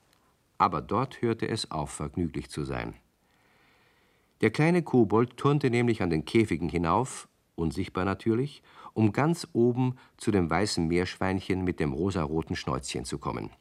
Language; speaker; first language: German; native; German